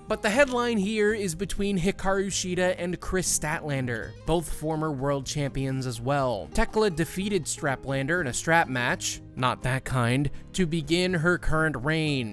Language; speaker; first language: English; native; English